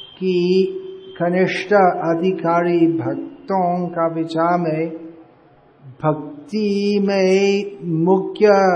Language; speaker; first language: Hindi; native; Hindi